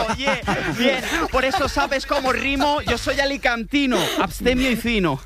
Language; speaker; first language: Spanish; native; Spanish